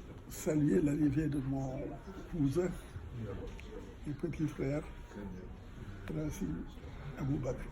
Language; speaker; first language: French; non-native, local second language; Fula